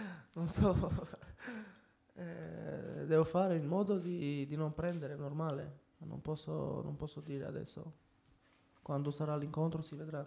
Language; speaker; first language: Italian; non-native, fluent; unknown